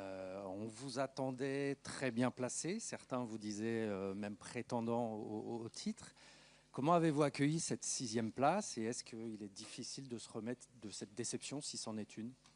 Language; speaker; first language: French; native; French